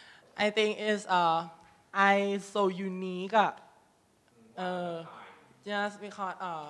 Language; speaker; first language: English; non-native, learner; Thai